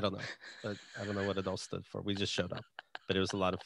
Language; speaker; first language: English; native; English